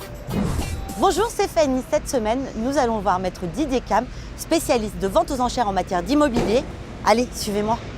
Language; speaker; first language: French; native; French